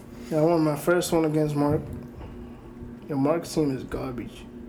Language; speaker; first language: English; early bilingual, other home language; Spanish